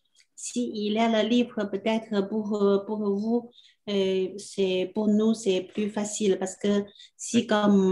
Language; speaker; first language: French; non-native, learner; Chinese